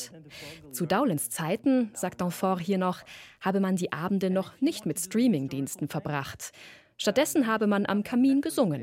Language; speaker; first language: German; native; German